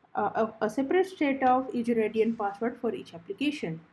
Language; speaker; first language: English; non-native, local second language; Odia